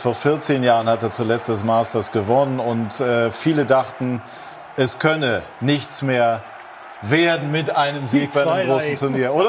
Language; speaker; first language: German; native; German